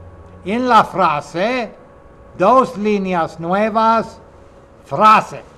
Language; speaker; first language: Spanish; non-native, fluent; English